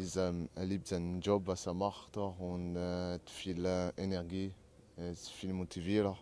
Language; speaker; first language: German; non-native, learner; French